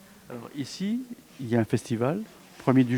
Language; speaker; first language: French; native; French